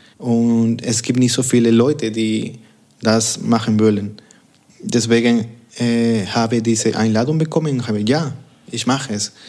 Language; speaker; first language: German; non-native, fluent; Spanish